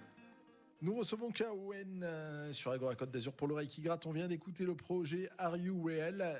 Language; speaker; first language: French; native; French